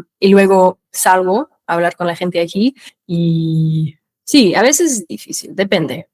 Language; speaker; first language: Spanish; non-native, fluent; English